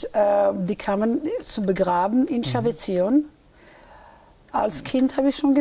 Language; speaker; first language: German; early bilingual, heritage; German